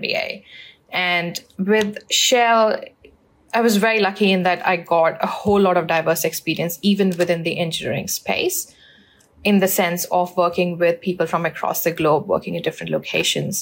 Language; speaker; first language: English; non-native, local second language; Hindi